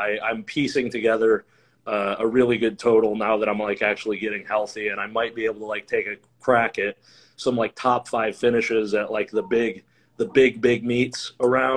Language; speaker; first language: English; native; English